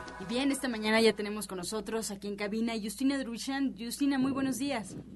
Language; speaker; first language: Spanish; native; Spanish